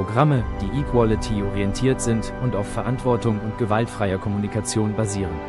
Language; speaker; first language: German; native; German